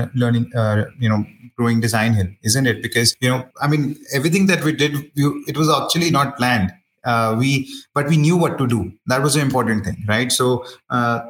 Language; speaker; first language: English; non-native, local second language; Hindi